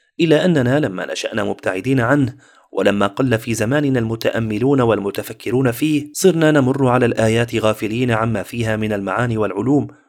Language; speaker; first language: Arabic; native; Arabic